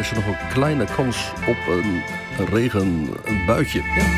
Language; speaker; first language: Dutch; native; Dutch